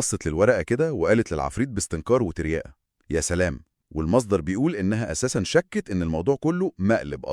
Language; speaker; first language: Arabic; native; Arabic